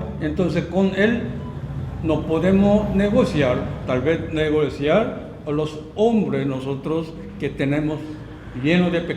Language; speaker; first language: Spanish; non-native, fluent; Korean